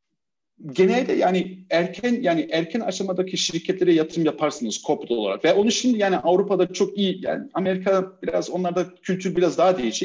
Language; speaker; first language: Turkish; early bilingual, heritage; Turkish